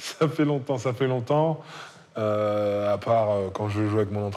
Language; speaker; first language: French; native; French